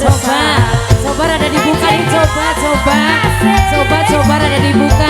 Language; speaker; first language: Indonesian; non-native, local second language; Javanese